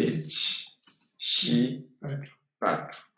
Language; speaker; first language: Romanian; non-native, fluent; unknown